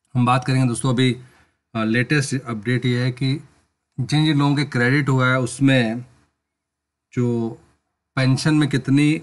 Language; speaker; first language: Hindi; native; Hindi